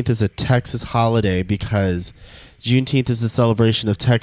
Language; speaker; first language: English; native; English